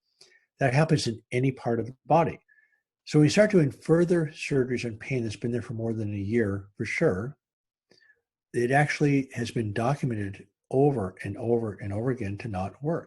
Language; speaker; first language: English; native; English